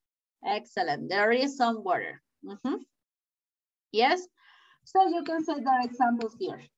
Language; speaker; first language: English; non-native, fluent; Spanish